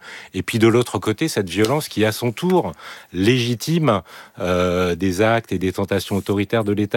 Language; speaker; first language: French; native; French